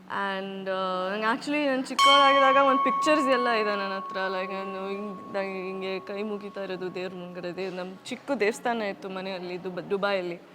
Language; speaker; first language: Kannada; early bilingual, heritage; Kannada